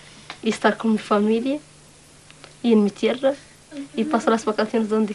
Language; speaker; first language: Spanish; non-native, learner; Arabic